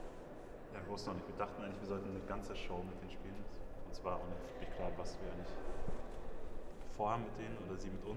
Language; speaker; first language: German; native; German